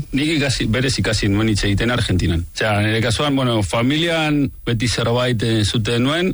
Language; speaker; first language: Basque; early bilingual, heritage; Spanish